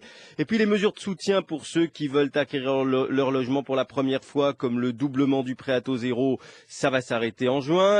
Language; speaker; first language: French; native; French